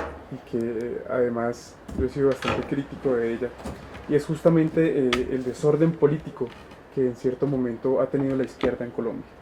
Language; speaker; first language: Spanish; native; Spanish